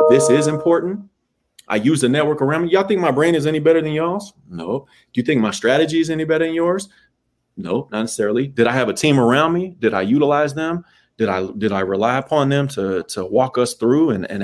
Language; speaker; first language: English; native; English